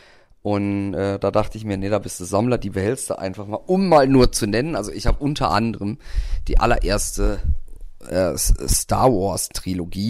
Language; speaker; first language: German; native; German